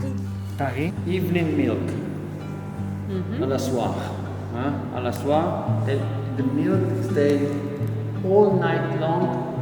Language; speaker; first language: French; non-native, learner; Italian